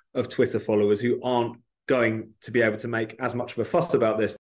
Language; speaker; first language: English; native; English